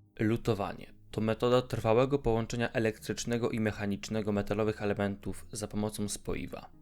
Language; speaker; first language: Polish; native; Polish